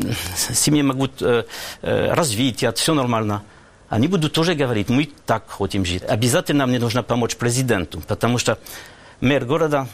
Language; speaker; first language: Russian; non-native, learner; French